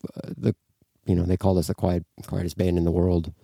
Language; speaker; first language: English; native; English